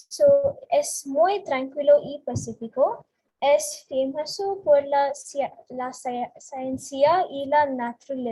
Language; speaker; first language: Spanish; non-native, learner; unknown